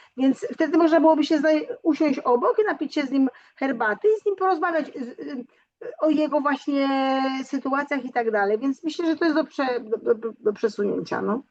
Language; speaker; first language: Polish; native; Polish